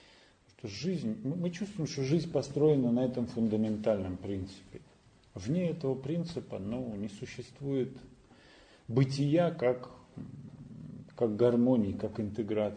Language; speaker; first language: Russian; native; Russian